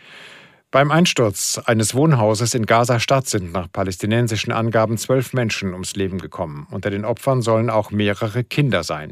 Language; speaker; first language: German; native; German